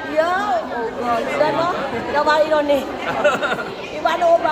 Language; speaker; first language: German; non-native, learner; Indonesian